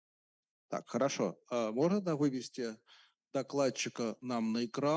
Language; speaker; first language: Russian; native; Russian